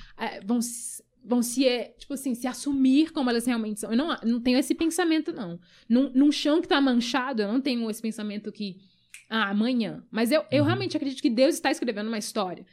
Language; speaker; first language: Portuguese; early bilingual, other home language; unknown